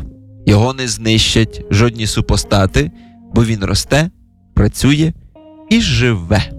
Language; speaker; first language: Ukrainian; native; Ukrainian